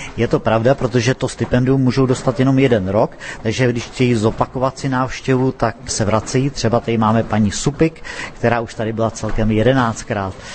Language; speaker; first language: Czech; native; Czech